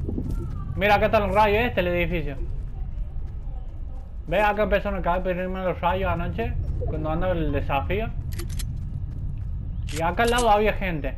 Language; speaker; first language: Spanish; native; Spanish